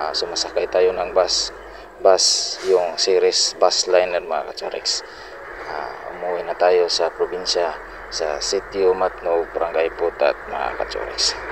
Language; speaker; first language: Filipino; non-native, local second language; Cebuano